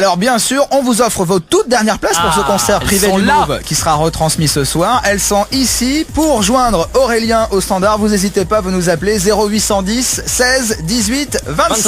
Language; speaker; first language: French; native; French